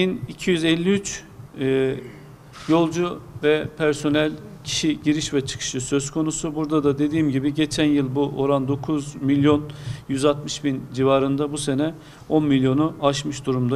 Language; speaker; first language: Turkish; native; Turkish